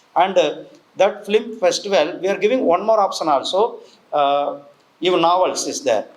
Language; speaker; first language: English; non-native, local second language; Tamil